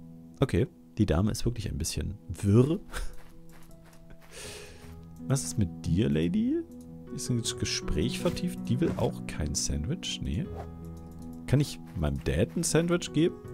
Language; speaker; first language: German; native; German